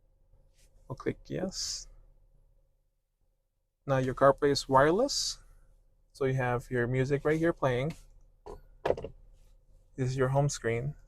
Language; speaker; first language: English; native; English